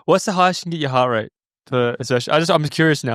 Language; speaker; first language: English; native; English